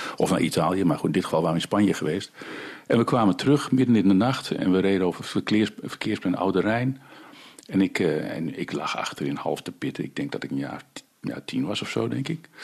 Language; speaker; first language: Dutch; early bilingual, other home language; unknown